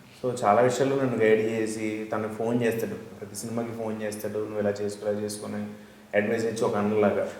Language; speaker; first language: Telugu; native; Telugu